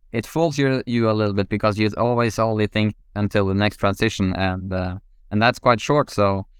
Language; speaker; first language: English; non-native, fluent; Norwegian